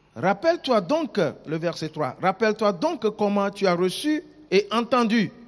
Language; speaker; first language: French; non-native, local second language; Ewe